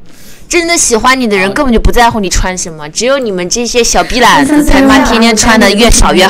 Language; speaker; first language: Chinese; native; Chinese